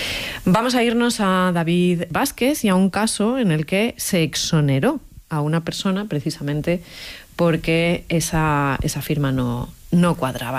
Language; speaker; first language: Spanish; native; Spanish